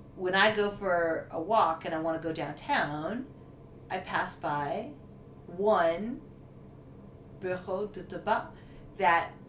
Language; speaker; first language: English; native; English